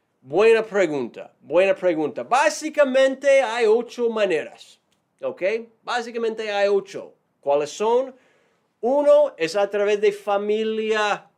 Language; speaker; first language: Spanish; non-native, fluent; English